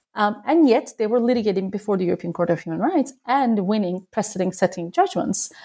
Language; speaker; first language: English; non-native, fluent; Turkish